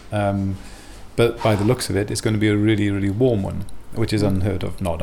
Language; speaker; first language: English; native; English